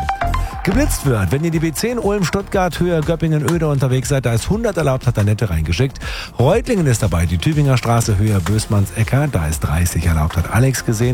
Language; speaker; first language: German; native; German